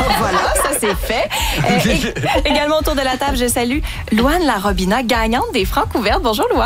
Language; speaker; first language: French; native; French